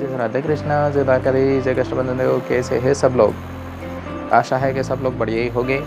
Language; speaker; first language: Hindi; non-native, local second language; Gujarati